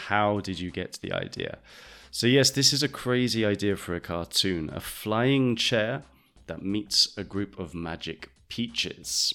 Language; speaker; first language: English; native; English